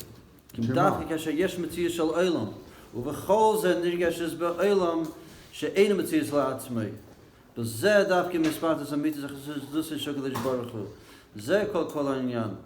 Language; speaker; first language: Hebrew; non-native, fluent; English